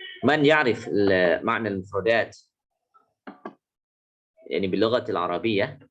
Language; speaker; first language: Arabic; non-native, fluent; Indonesian